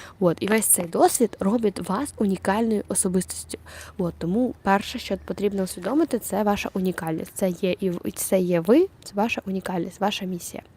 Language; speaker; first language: Ukrainian; non-native, local second language; Russian